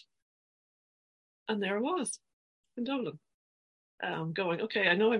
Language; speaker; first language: English; native; English